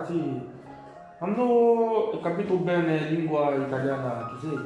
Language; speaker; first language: Italian; non-native, learner; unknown